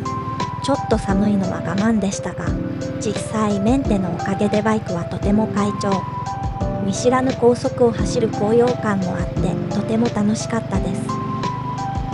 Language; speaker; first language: Japanese; native; Japanese